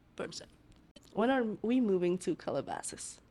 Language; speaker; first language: English; non-native, fluent; Italian